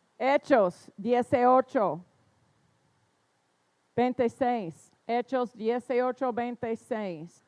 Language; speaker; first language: Spanish; non-native, fluent; English